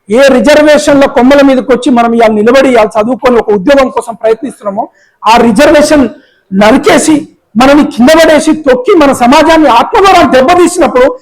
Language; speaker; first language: Telugu; non-native, local second language; Lambadi